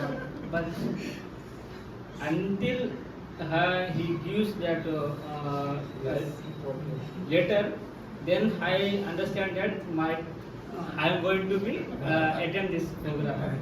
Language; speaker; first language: English; non-native, learner; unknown